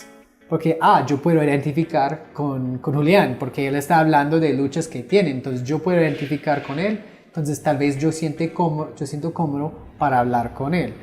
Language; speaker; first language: Spanish; non-native, fluent; English